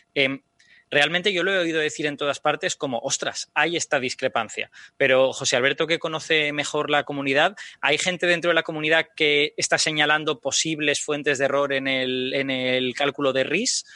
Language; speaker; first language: Spanish; native; Spanish